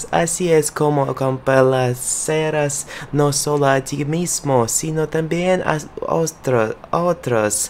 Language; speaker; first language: Spanish; non-native, learner; Russian